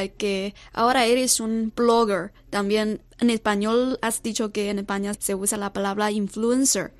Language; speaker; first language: Spanish; non-native, fluent; Chinese